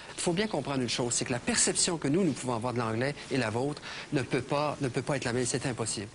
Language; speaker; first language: French; native; French